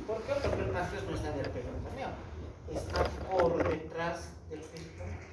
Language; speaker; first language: Spanish; native; Spanish